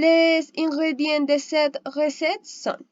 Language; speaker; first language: French; non-native, learner; Spanish